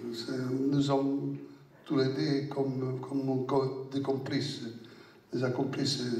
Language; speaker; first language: French; non-native, fluent; Italian